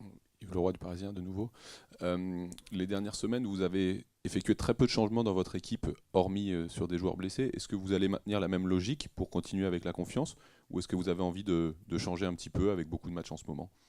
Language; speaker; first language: French; native; French